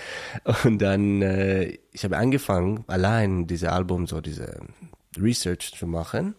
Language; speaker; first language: German; non-native, learner; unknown